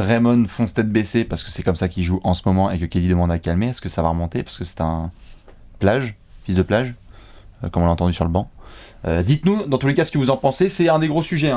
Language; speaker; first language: French; native; French